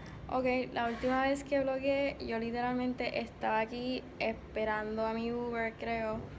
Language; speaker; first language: Spanish; early bilingual, heritage; Spanish